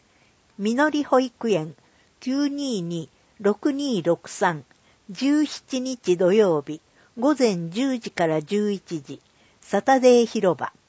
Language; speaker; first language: Japanese; native; Japanese